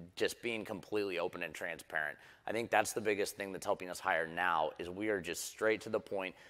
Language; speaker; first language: English; native; English